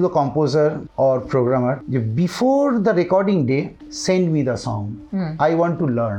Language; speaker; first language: English; non-native, local second language; Bangla